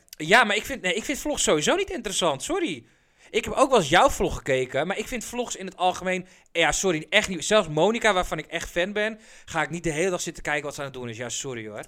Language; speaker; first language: Dutch; early bilingual, other home language; Persian